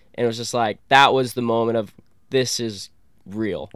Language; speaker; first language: English; native; English